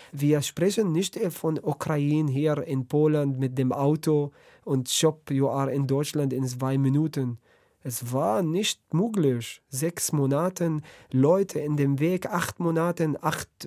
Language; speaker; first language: German; non-native, learner; Arabic